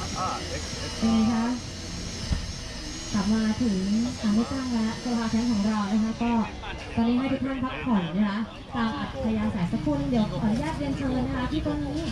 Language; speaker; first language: Thai; native; Thai